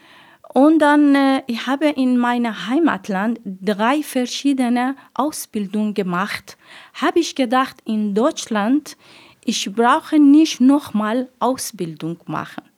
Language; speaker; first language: German; non-native, learner; Persian